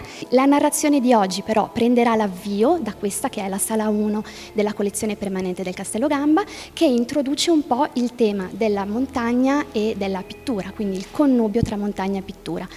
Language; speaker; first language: Italian; native; Italian